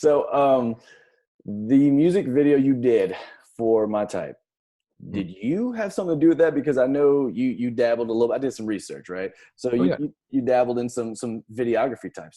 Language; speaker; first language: English; native; English